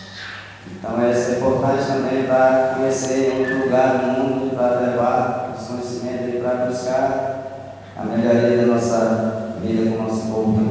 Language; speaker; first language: Portuguese; non-native, local second language; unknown